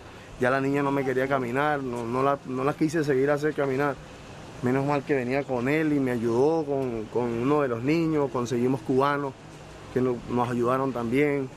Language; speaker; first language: Spanish; native; Spanish